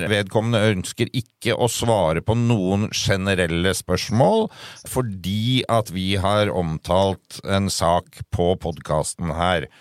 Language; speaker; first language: Norwegian; native; Norwegian